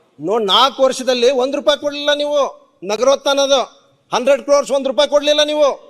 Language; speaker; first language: Kannada; native; Kannada